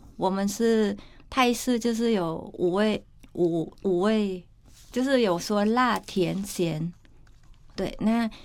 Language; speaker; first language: Chinese; non-native, fluent; Thai